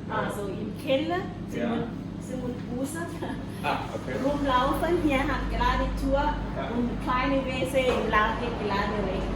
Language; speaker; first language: German; non-native, learner; Thai